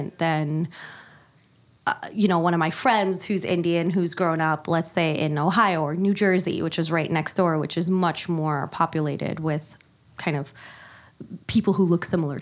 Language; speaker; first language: English; early bilingual, other home language; Kannada